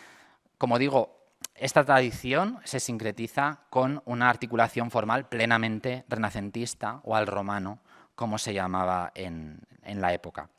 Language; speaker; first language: Spanish; native; Spanish